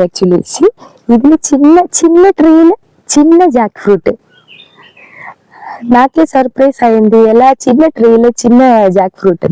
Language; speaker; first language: Telugu; non-native, learner; Malayalam